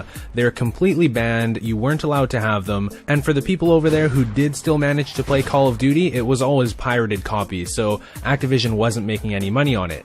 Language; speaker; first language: English; native; English